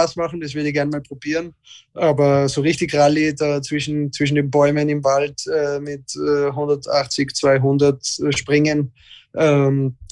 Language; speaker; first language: German; native; German